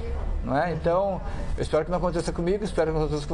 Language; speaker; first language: Portuguese; native; Portuguese